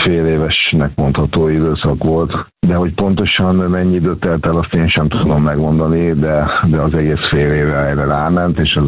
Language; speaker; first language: Hungarian; native; Hungarian